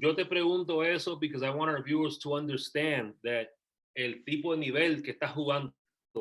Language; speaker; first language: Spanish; early bilingual, heritage; Spanish